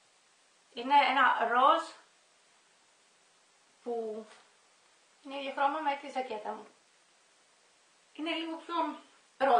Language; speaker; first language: Greek; native; Greek